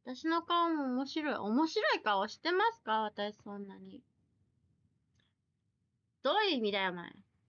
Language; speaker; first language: Japanese; native; Japanese